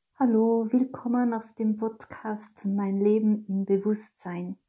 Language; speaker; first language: German; non-native, fluent; French